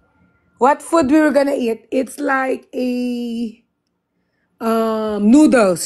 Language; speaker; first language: English; non-native, learner; Filipino